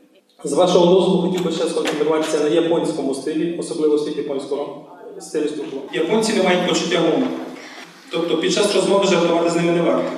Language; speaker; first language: Ukrainian; native; Ukrainian